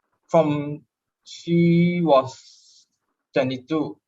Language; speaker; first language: English; non-native, learner; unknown